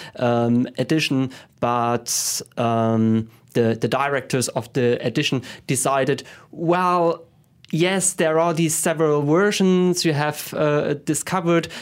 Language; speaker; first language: English; non-native, fluent; German